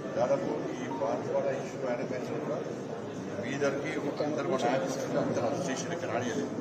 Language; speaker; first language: Telugu; native; Telugu